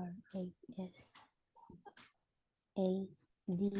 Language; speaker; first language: English; non-native, learner; Indonesian